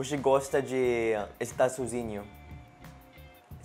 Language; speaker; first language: Portuguese; non-native, learner; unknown